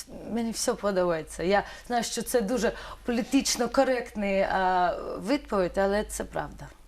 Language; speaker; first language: Ukrainian; non-native, learner; Russian